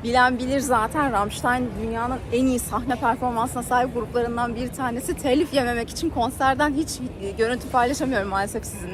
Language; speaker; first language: Turkish; native; Turkish